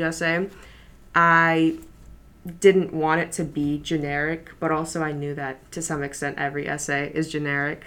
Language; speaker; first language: English; early bilingual, other home language; Polish